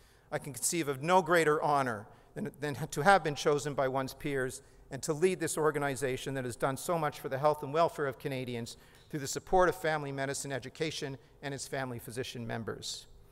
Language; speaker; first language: English; native; English